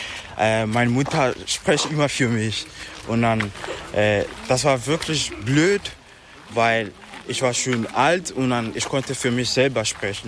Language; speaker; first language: German; non-native, learner; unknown